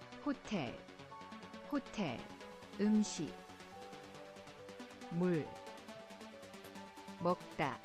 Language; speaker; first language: Korean; non-native, learner; English